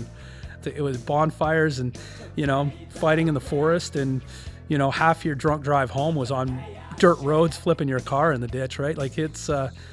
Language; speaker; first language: English; native; English